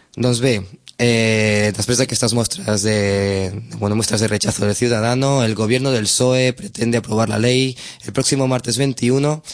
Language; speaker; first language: Spanish; non-native, local second language; Catalan